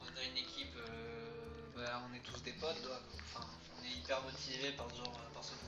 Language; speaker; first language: French; native; French